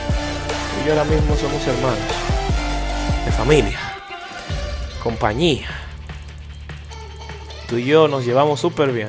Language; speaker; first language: Spanish; native; Spanish